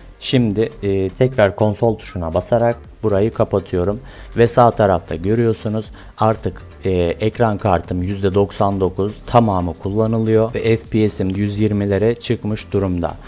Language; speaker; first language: Turkish; native; Turkish